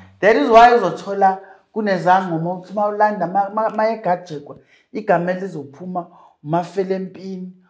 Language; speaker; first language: Zulu; non-native, local second language; Xhosa